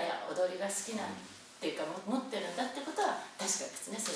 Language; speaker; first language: Japanese; native; Japanese